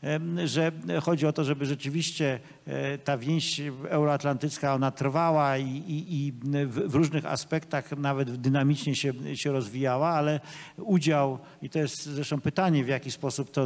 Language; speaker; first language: Polish; native; Polish